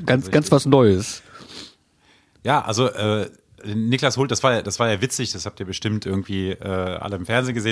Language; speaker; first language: German; native; German